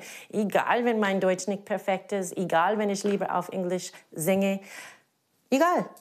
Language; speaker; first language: German; non-native, fluent; English